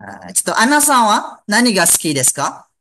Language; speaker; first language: Japanese; non-native, fluent; Malay